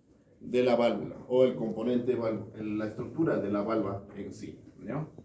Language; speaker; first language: Spanish; native; Spanish